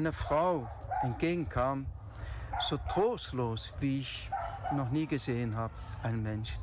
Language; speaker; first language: German; native; German